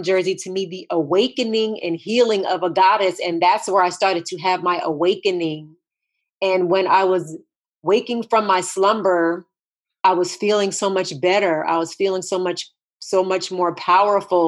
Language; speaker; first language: English; native; English